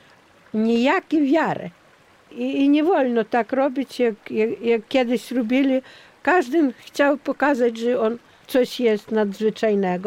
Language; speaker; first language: Polish; non-native, local second language; Ukrainian